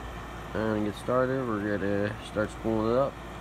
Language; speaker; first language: English; native; English